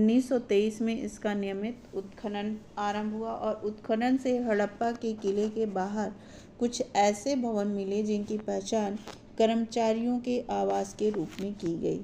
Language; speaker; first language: Hindi; native; Hindi